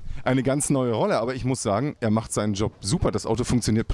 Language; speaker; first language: German; native; German